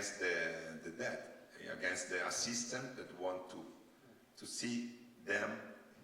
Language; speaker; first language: English; non-native, learner; Italian